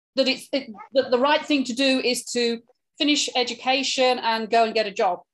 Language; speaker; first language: English; native; English